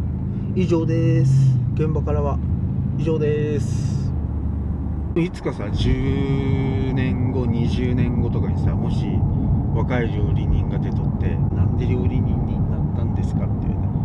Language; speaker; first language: Japanese; native; Japanese